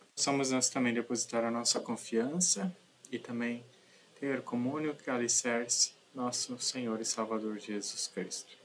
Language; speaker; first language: Portuguese; native; Portuguese